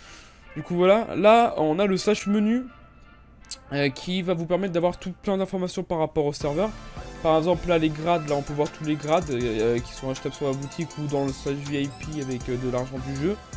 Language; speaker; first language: French; native; French